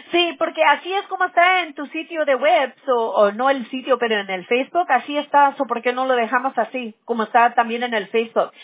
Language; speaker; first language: Spanish; early bilingual, other home language; English